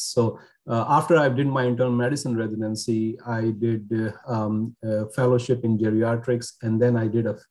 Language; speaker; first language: English; non-native, local second language; Urdu